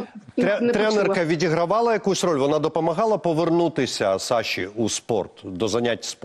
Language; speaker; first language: Ukrainian; native; Ukrainian